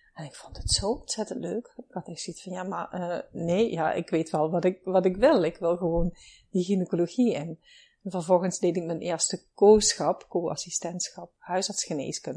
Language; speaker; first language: Dutch; native; Dutch